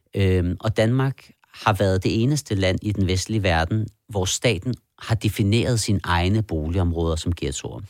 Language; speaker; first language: Danish; early bilingual, other home language; Persian